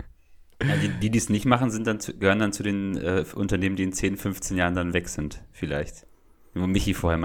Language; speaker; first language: German; native; German